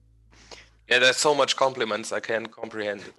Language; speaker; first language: English; non-native, fluent; German